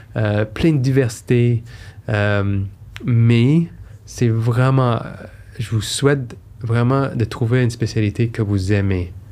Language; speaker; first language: French; native; French